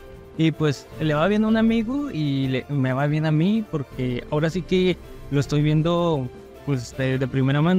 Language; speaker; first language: Spanish; native; Spanish